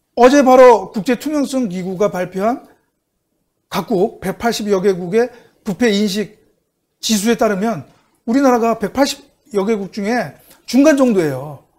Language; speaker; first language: Korean; native; Korean